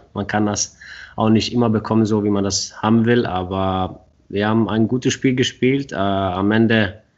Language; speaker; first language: German; non-native, fluent; Swedish